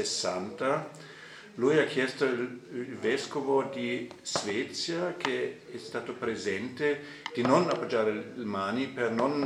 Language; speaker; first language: Italian; non-native, fluent; German